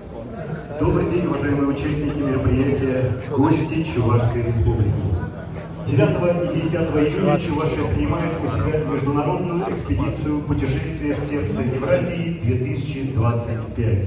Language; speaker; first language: Russian; native; Russian